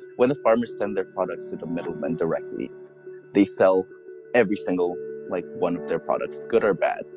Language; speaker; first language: English; non-native, fluent; Indonesian